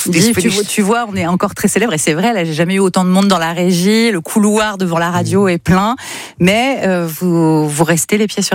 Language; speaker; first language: French; native; French